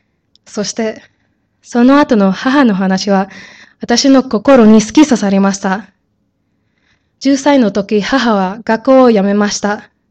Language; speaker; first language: Japanese; non-native, learner; English